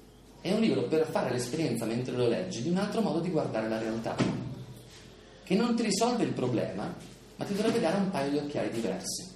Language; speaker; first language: Italian; native; Italian